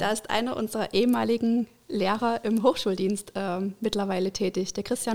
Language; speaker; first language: German; native; German